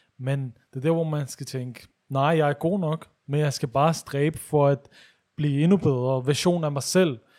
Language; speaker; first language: Danish; early bilingual, other home language; Urdu